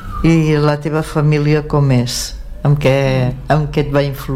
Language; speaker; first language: Catalan; native; Catalan